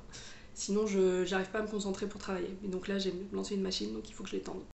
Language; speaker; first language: French; native; French